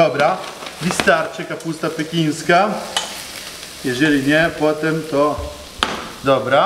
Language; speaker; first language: Polish; non-native, learner; Italian